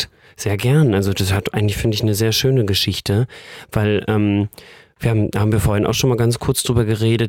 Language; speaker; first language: German; native; German